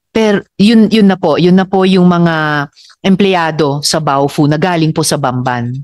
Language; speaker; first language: Filipino; native; Filipino